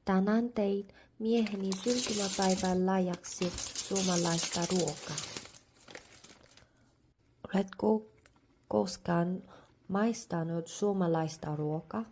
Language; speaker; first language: Finnish; non-native, learner; Korean